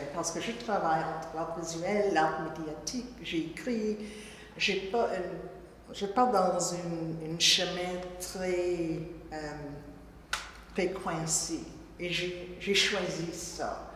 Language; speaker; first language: French; non-native, fluent; English